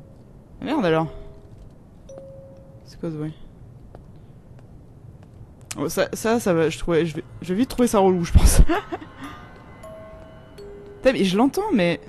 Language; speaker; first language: French; native; French